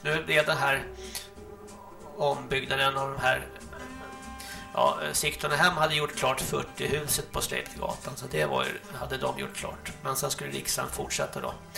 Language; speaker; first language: Swedish; native; Swedish